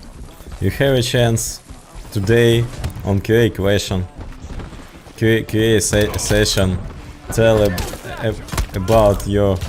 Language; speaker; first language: English; non-native, learner; Ukrainian